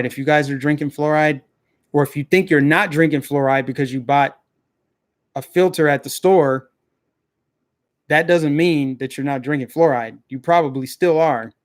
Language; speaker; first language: English; native; English